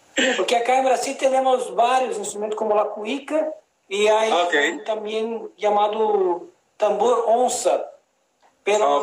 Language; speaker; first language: Spanish; non-native, learner; Portuguese